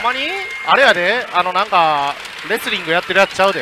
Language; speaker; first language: Japanese; native; Japanese